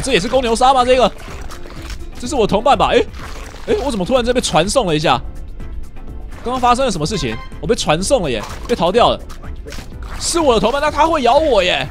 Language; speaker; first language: Chinese; native; Chinese